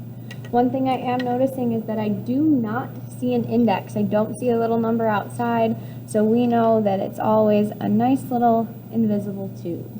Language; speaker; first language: English; native; English